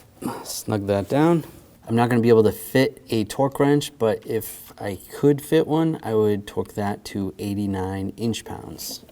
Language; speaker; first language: English; native; English